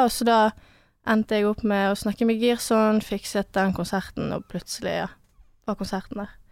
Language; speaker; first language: Norwegian; early bilingual, other home language; French